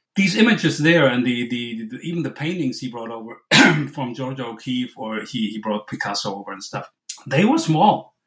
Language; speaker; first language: English; non-native, fluent; German